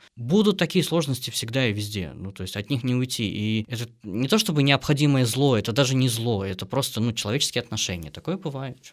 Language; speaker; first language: Russian; native; Russian